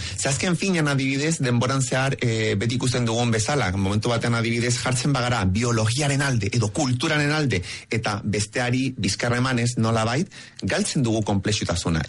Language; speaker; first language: Basque; non-native, fluent; Spanish